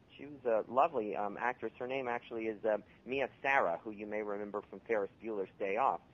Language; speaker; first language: English; native; English